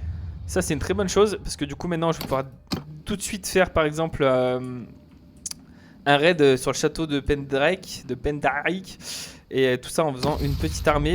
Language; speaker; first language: French; native; French